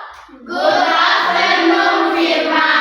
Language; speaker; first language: English; non-native, learner; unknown